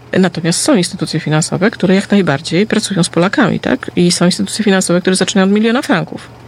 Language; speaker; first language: Polish; native; Polish